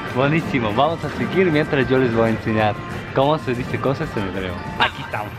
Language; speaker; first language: Spanish; non-native, fluent; Hebrew